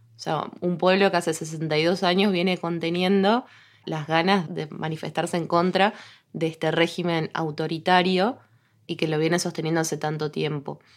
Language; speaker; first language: Spanish; native; Spanish